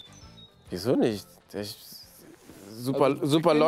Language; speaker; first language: German; native; German